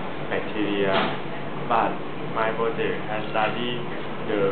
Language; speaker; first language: English; non-native, learner; Thai